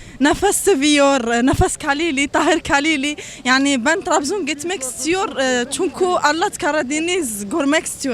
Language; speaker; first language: Turkish; non-native, learner; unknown